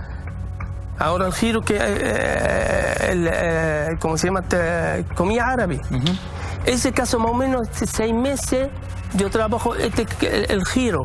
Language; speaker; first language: Spanish; non-native, learner; Arabic